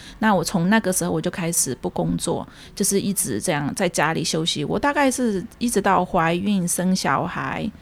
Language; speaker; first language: Chinese; early bilingual, heritage; Chinese